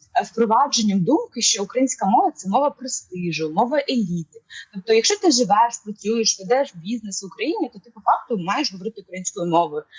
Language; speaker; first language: Ukrainian; non-native, local second language; Russian